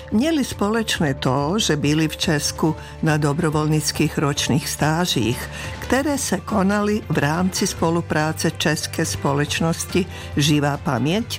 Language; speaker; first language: Czech; non-native, fluent; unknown